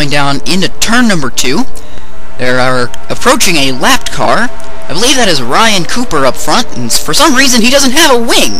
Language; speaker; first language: English; native; English